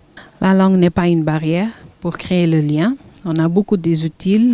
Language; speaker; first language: French; non-native, fluent; Kabuverdianu